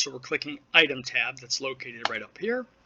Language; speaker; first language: English; native; English